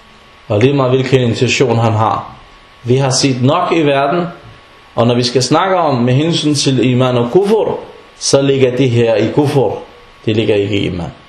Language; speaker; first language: Danish; non-native, fluent; Arabic